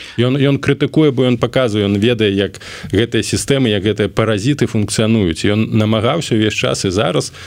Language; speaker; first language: Belarusian; non-native, local second language; Russian